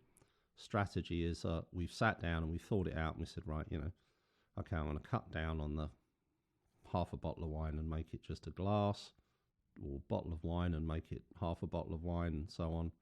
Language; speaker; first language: English; native; English